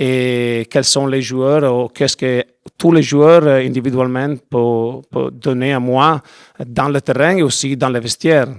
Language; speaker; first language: French; non-native, learner; Italian